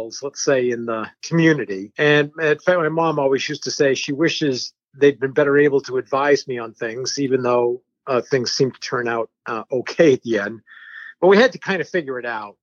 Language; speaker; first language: English; early bilingual, other home language; French